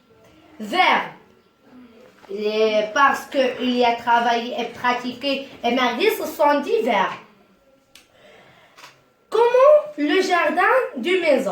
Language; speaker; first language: French; non-native, learner; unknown